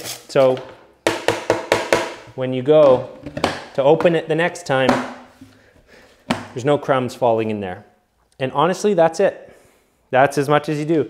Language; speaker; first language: English; native; English